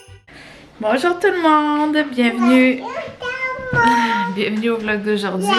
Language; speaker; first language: French; native; French